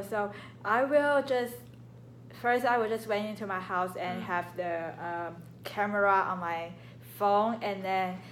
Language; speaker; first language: English; non-native, learner; Chinese